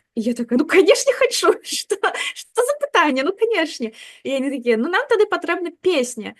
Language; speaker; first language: Belarusian; non-native, local second language; Russian